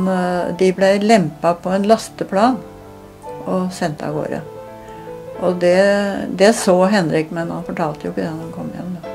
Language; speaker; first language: Norwegian; native; Norwegian